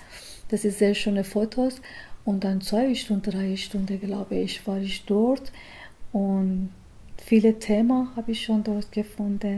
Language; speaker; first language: German; non-native, learner; Persian